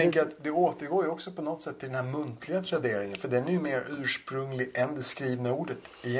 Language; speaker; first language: Swedish; native; Swedish